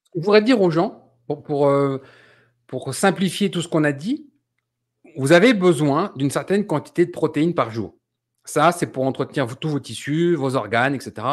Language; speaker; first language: French; native; French